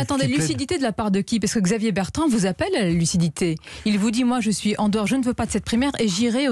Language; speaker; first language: French; native; French